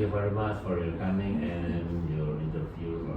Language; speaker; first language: English; non-native, learner; Indonesian